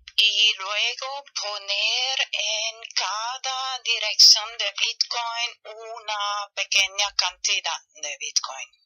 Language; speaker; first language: Spanish; non-native, fluent; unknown